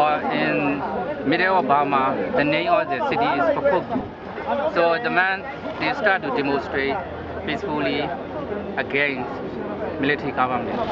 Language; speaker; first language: English; non-native, learner; Burmese